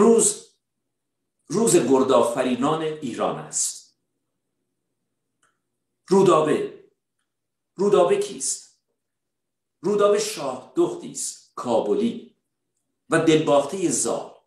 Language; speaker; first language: Persian; native; Persian